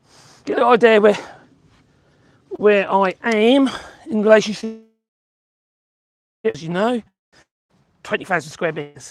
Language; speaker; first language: English; native; English